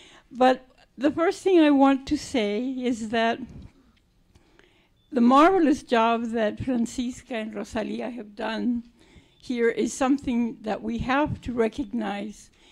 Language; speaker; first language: English; native; English